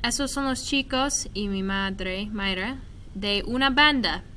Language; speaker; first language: Spanish; non-native, fluent; English